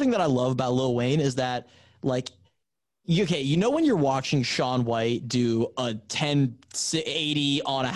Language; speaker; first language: English; native; English